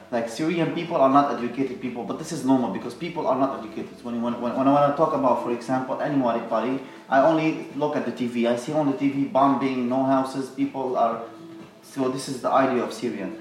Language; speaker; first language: English; non-native, learner; Arabic